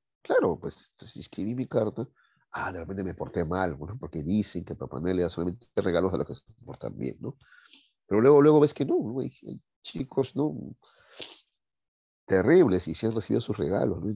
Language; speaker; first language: Spanish; native; Spanish